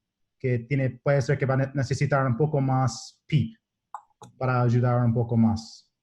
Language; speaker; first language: Spanish; non-native, learner; English